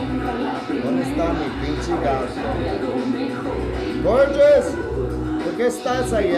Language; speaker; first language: Spanish; early bilingual, heritage; Spanish